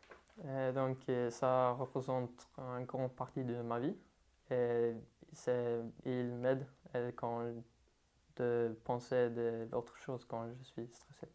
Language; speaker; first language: French; non-native, learner; Swedish